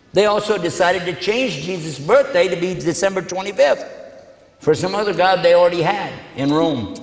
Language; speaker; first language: English; native; English